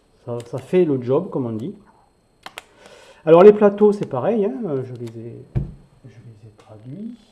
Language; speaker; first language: French; native; French